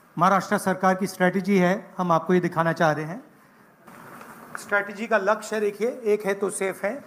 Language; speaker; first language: Hindi; native; Hindi